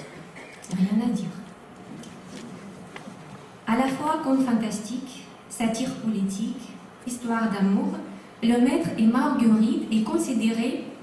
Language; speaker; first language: French; non-native, fluent; Russian